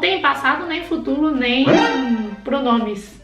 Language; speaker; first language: Portuguese; non-native, fluent; Chinese